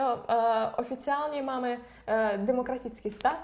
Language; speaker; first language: Czech; non-native, fluent; Russian